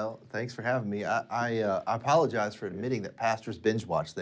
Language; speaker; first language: English; native; English